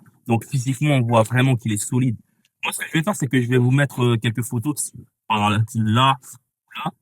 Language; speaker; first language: French; native; French